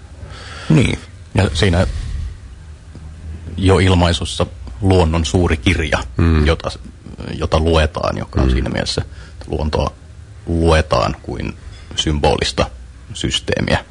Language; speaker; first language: Finnish; native; Finnish